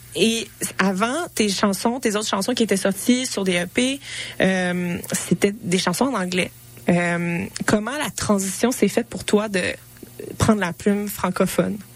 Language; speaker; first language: French; native; French